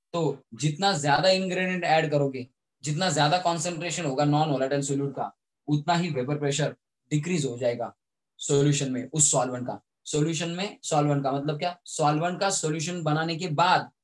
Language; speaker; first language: Hindi; native; Hindi